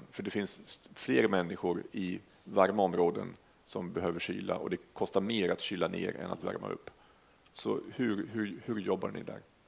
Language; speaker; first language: Swedish; native; Swedish